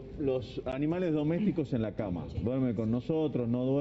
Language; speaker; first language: Spanish; native; Spanish